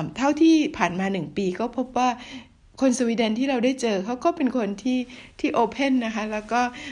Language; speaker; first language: Thai; native; Thai